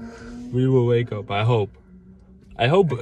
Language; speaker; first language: English; non-native, fluent; Dutch